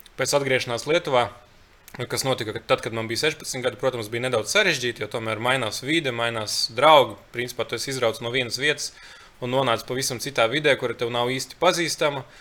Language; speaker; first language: Latvian; early bilingual, other home language; Lithuanian